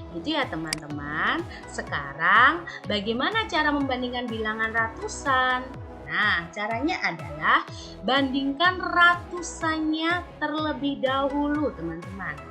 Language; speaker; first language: Indonesian; native; Indonesian